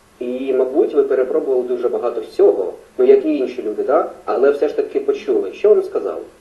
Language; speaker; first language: Ukrainian; non-native, local second language; Russian